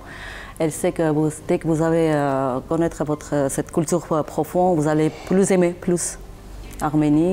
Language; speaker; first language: French; non-native, fluent; Armenian